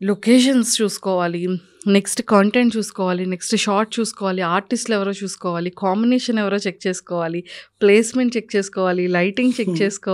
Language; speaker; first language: Telugu; native; Telugu